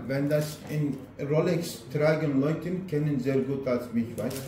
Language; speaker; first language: German; non-native, learner; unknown